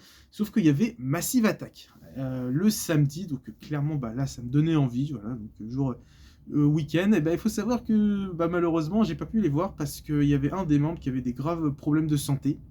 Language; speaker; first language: French; native; French